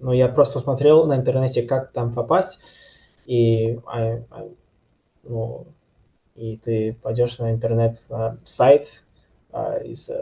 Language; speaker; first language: Russian; early bilingual, heritage; Russian